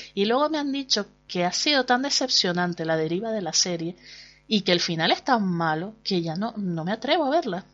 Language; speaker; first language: Spanish; native; Spanish